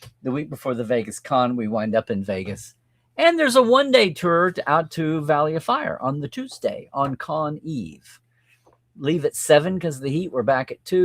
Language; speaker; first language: English; native; English